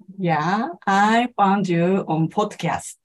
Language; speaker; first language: English; non-native, learner; Japanese